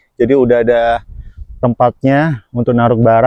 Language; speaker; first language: Indonesian; native; Indonesian